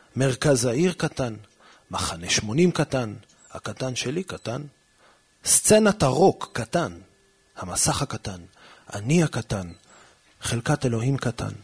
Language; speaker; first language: Hebrew; early bilingual, heritage; Hebrew